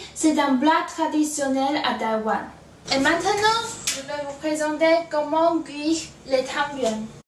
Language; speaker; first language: French; non-native, learner; Chinese